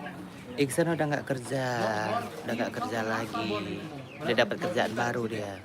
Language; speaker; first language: Indonesian; native; Indonesian